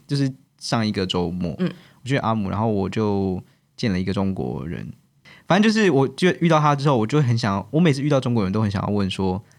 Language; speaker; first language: Chinese; native; Chinese